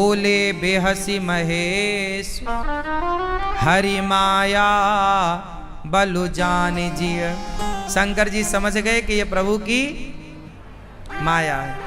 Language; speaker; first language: Hindi; native; Hindi